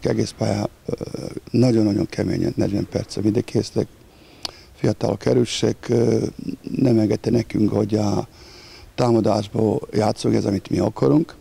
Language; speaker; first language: Hungarian; non-native, fluent; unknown